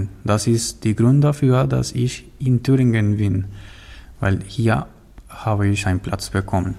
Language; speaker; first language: German; non-native, learner; Spanish